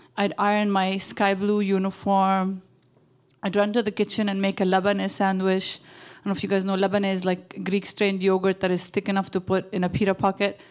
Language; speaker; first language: English; early bilingual, other home language; Arabic